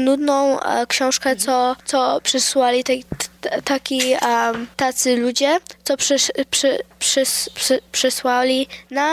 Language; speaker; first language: Polish; early bilingual, heritage; Polish